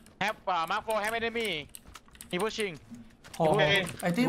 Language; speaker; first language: English; non-native, learner; Thai